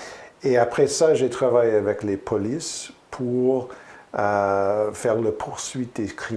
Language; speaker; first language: French; non-native, learner; English